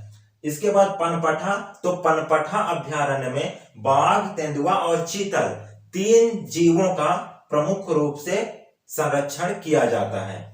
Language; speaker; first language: Hindi; native; Hindi